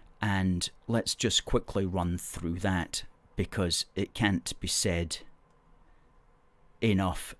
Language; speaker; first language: English; native; English